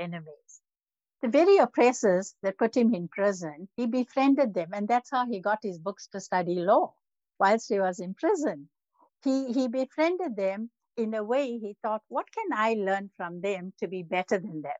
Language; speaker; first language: English; native; English